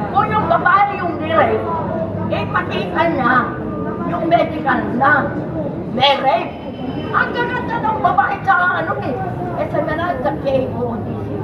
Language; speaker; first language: Filipino; non-native, local second language; Iloko